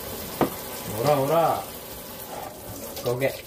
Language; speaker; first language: Japanese; non-native, fluent; Filipino